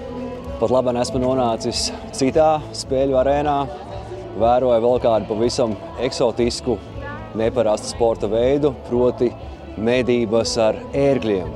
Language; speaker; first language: Latvian; native; Latvian